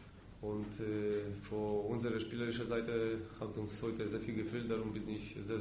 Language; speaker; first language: German; non-native, fluent; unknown